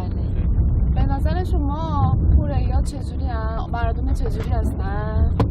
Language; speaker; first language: Persian; non-native, learner; Korean